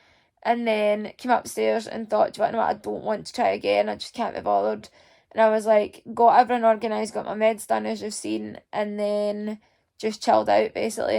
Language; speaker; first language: English; native; English